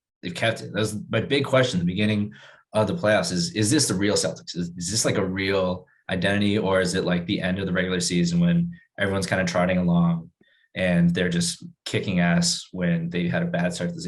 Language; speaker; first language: English; native; English